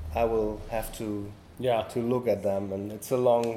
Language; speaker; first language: English; non-native, learner; German